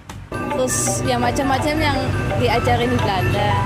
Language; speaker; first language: Indonesian; non-native, fluent; Dutch